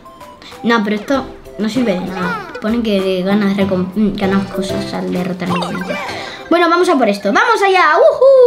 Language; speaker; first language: Spanish; native; Spanish